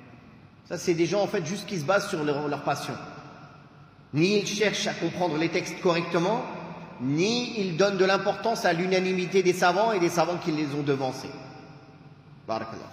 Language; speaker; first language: French; native; French